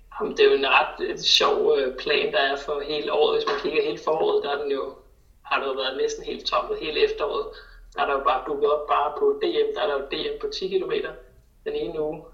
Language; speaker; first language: Danish; native; Danish